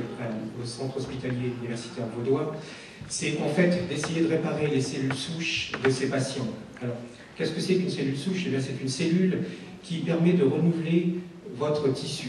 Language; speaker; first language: French; native; French